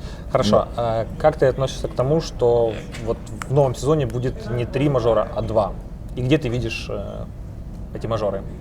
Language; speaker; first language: Russian; native; Russian